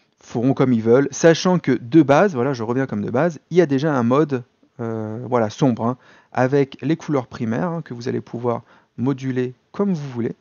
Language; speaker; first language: French; native; French